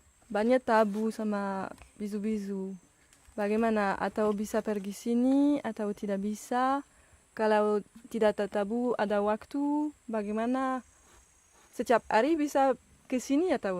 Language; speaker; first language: Indonesian; non-native, learner; French